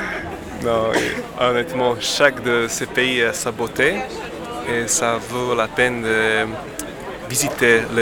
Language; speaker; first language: French; non-native, fluent; Slovak